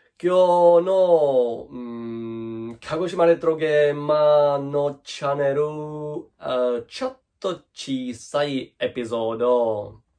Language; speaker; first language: Japanese; non-native, learner; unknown